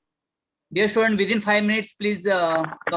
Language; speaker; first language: English; non-native, local second language; Marathi